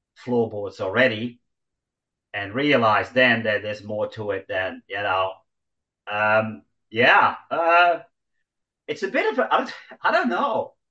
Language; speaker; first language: English; non-native, fluent; Dutch